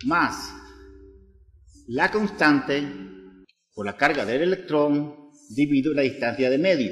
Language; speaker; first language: Spanish; native; Spanish